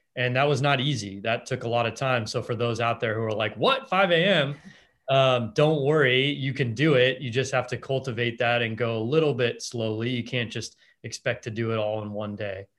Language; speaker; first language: English; native; English